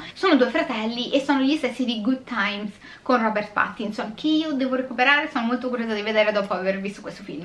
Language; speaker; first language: Italian; native; Italian